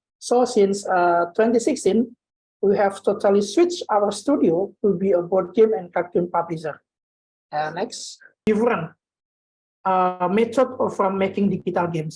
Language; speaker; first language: English; non-native, learner; Indonesian